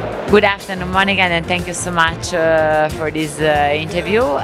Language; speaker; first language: English; non-native, fluent; Italian